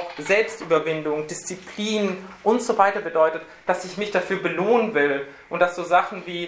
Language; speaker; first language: German; native; German